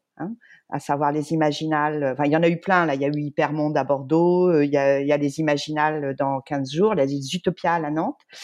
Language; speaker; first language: French; native; French